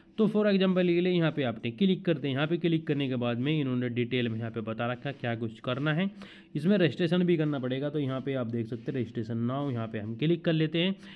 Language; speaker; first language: Hindi; native; Hindi